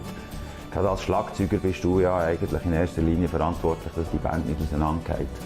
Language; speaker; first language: German; native; German